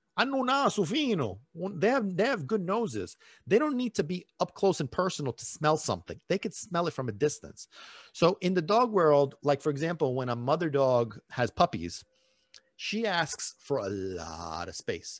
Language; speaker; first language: English; early bilingual, other home language; Italian